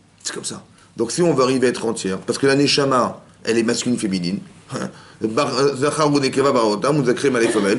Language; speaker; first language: French; native; French